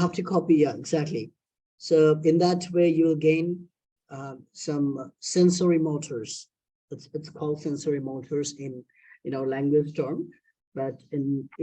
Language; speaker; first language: English; non-native, local second language; Bangla